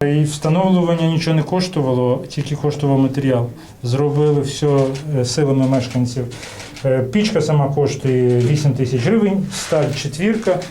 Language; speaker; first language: Ukrainian; native; Ukrainian